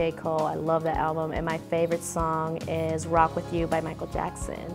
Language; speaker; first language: English; native; English